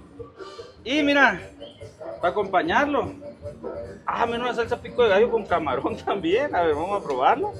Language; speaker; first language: Spanish; native; Spanish